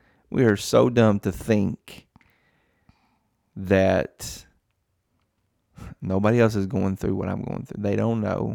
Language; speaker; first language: English; native; English